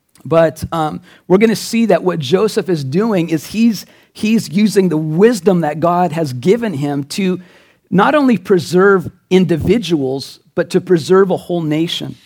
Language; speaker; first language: English; native; English